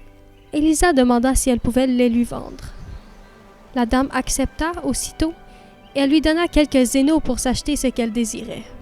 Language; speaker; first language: French; native; French